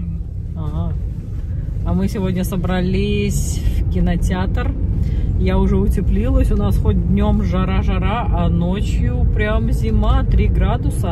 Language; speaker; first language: Russian; native; Russian